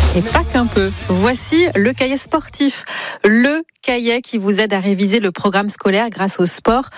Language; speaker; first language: French; native; French